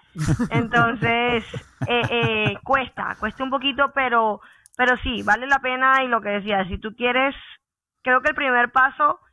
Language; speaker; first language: Spanish; native; Spanish